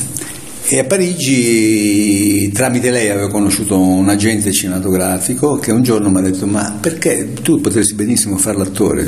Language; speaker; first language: Italian; native; Italian